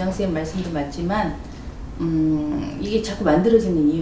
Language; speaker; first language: Korean; native; Korean